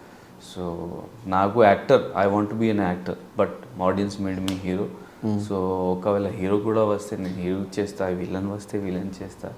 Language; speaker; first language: Telugu; non-native, local second language; Urdu